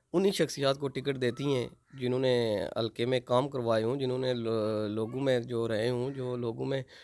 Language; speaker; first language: Urdu; non-native, local second language; Pahari-Potwari